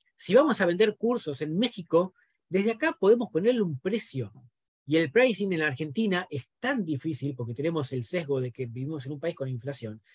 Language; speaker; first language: Spanish; native; Spanish